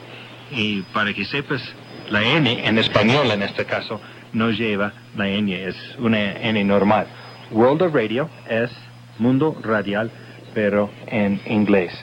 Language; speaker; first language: Spanish; non-native, fluent; English